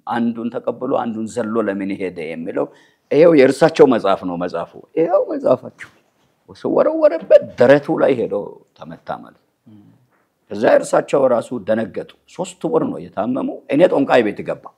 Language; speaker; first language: Amharic; non-native, local second language; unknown